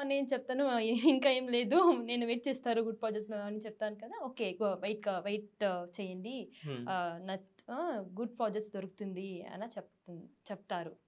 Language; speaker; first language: Telugu; non-native, learner; Tamil